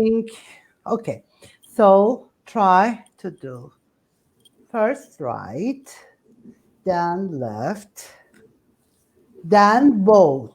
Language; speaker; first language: English; non-native, fluent; Turkish